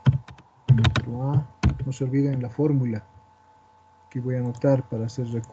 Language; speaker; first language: Spanish; native; Spanish